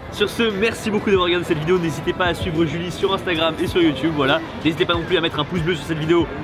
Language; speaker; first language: French; native; French